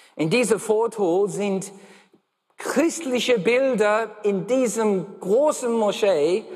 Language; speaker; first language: German; non-native, fluent; English